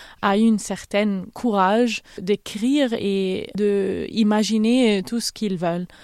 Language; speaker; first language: French; non-native, fluent; Arabic